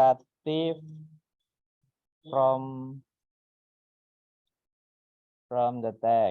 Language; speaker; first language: English; non-native, fluent; Indonesian